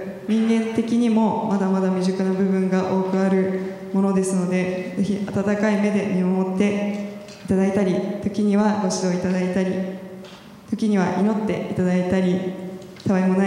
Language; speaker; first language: Japanese; native; Japanese